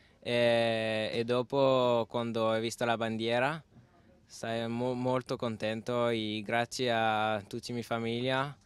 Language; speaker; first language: Italian; non-native, learner; French